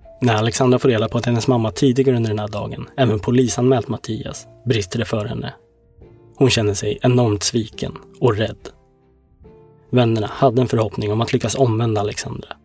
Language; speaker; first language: Swedish; native; Swedish